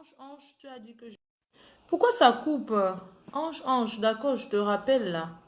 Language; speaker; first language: French; native; French